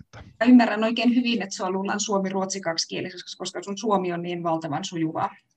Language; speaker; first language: Finnish; native; Finnish